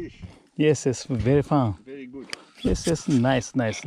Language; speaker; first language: English; non-native, learner; Japanese